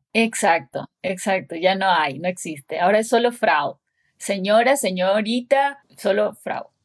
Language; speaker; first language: Spanish; native; Spanish